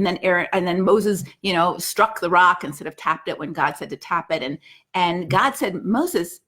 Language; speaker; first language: English; native; English